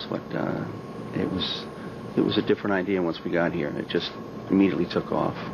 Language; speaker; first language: English; native; English